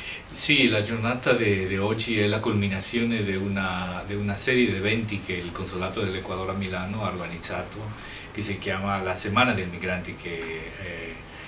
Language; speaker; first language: Italian; non-native, fluent; Spanish